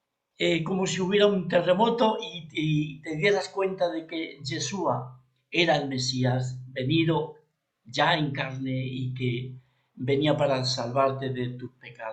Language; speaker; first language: Spanish; native; Spanish